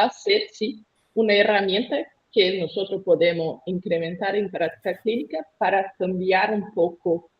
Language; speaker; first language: Spanish; non-native, learner; Portuguese